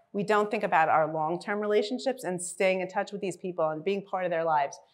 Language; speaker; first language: English; native; English